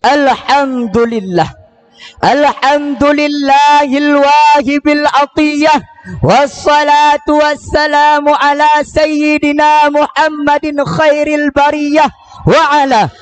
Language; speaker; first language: Arabic; non-native, learner; Achinese